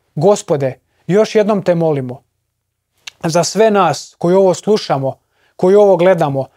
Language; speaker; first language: Croatian; native; Croatian